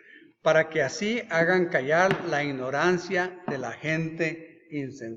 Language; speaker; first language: Spanish; native; Spanish